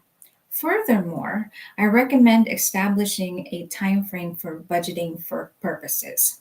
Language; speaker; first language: English; native; English